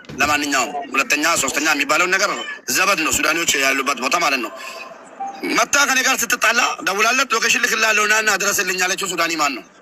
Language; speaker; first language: Amharic; non-native, local second language; Oromo